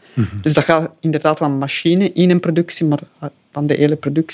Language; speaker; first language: Dutch; non-native, fluent; Italian